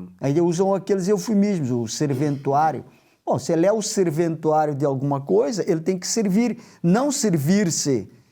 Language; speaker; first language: Portuguese; native; Portuguese